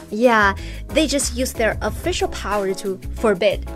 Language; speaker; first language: English; non-native, fluent; Chinese